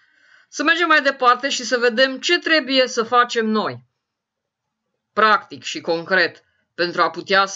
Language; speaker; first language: Romanian; native; Romanian